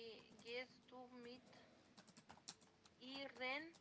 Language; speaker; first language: German; non-native, learner; Macedonian